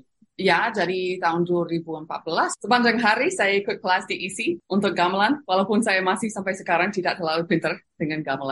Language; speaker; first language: Indonesian; non-native, fluent; English